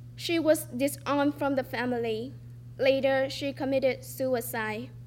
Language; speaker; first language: English; non-native, fluent; Vietnamese